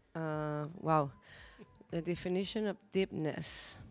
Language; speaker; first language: English; non-native, learner; Spanish